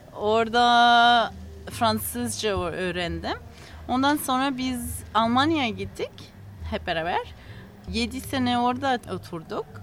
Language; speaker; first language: Turkish; non-native, learner; English